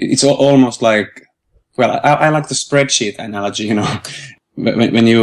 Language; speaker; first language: English; non-native, fluent; Finnish